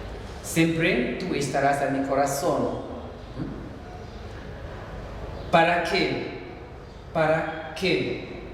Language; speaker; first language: Spanish; non-native, learner; English